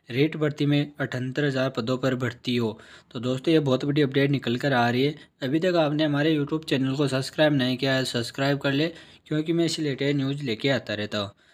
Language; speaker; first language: Hindi; native; Hindi